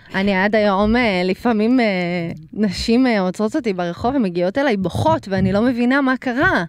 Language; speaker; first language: Hebrew; early bilingual, other home language; Russian